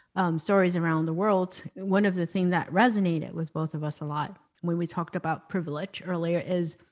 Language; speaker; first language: English; non-native, local second language; Cantonese